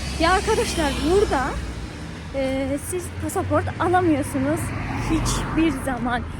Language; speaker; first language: Turkish; non-native, fluent; Persian